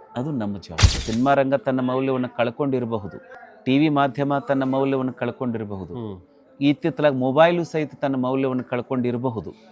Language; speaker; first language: Kannada; native; Kannada